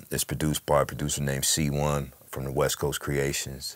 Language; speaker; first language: English; native; English